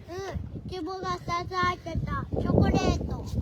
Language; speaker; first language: Japanese; native; Japanese